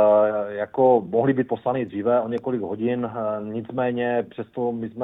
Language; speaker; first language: Czech; native; Czech